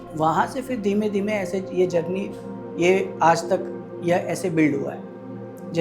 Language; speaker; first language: Hindi; non-native, local second language; Tamil